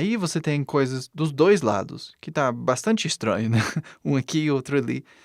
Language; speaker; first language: Portuguese; non-native, fluent; English